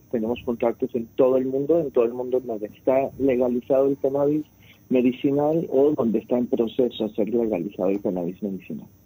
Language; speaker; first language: Spanish; early bilingual, heritage; Spanish